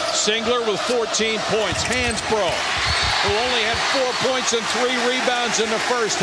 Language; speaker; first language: English; native; English